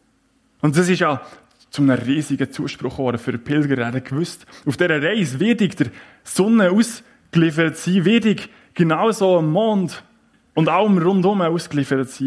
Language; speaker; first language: German; native; German